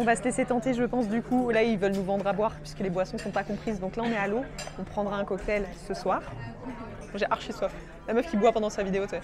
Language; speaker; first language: French; native; French